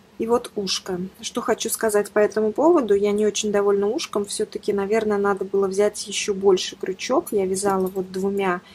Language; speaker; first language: Russian; native; Russian